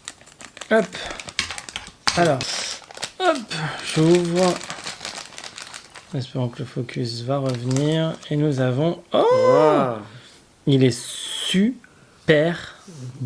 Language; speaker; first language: French; native; French